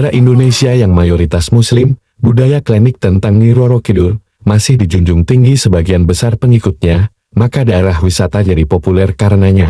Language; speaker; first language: Indonesian; native; Indonesian